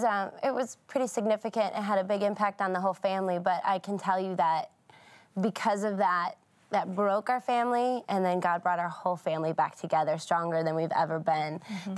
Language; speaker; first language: English; native; English